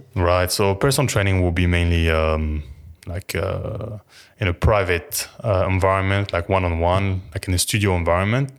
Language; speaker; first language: English; non-native, fluent; French